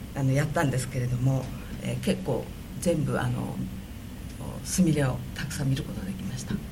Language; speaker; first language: Japanese; native; Japanese